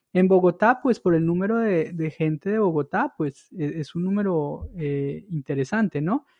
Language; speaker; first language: Spanish; native; Spanish